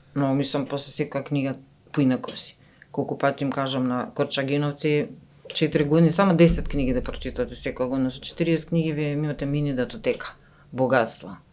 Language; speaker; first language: Macedonian; native; Macedonian